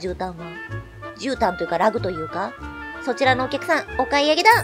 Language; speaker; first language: Japanese; native; Japanese